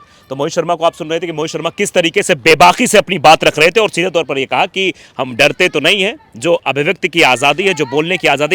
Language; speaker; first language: Hindi; native; Hindi